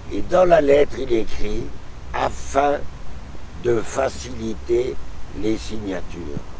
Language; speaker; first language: French; native; French